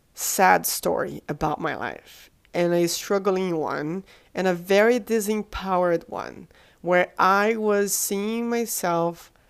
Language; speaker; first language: English; non-native, fluent; Portuguese